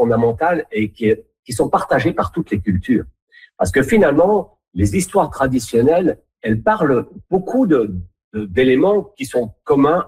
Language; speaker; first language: French; native; French